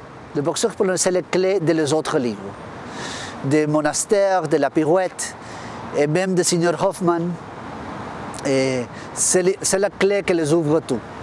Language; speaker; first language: French; non-native, fluent; Spanish